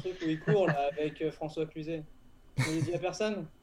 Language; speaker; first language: French; native; French